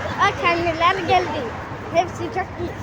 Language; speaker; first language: Turkish; early bilingual, heritage; Turkish